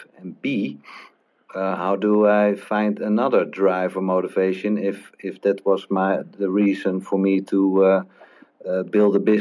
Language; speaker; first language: English; non-native, fluent; Dutch